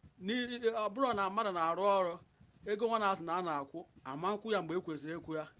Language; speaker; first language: Igbo; native; Igbo